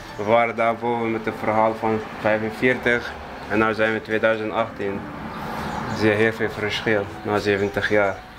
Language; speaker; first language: Dutch; non-native, fluent; Kurdish